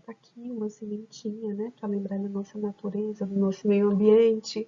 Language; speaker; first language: Portuguese; native; Portuguese